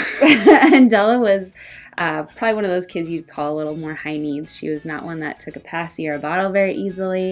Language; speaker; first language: English; native; English